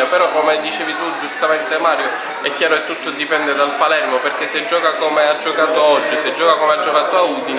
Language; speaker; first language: Italian; native; Italian